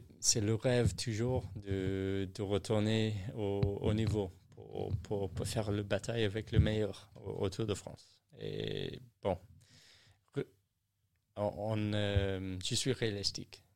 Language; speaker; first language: French; non-native, learner; English